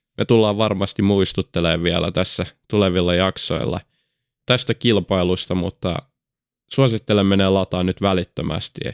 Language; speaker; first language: Finnish; native; Finnish